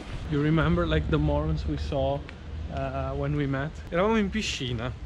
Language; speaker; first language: English; non-native, fluent; Italian